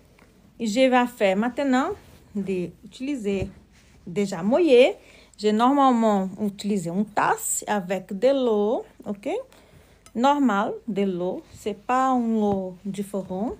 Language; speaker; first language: French; non-native, learner; Portuguese